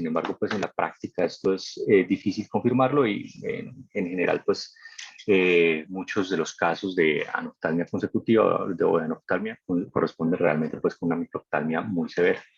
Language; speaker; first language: Spanish; native; Spanish